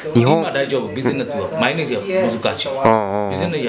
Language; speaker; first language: Japanese; non-native, learner; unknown